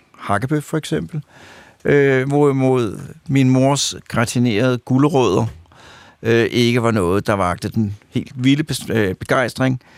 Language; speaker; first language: Danish; native; Danish